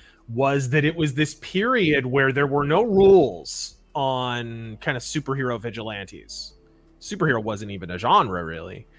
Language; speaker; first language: English; native; English